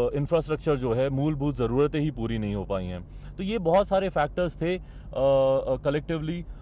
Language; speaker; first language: Hindi; native; Hindi